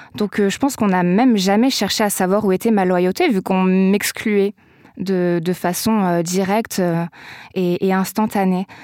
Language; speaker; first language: French; native; French